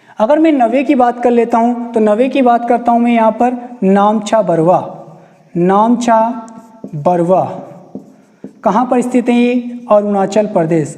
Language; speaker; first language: Hindi; native; Hindi